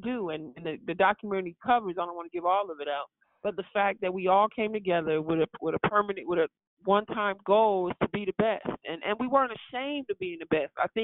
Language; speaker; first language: English; native; English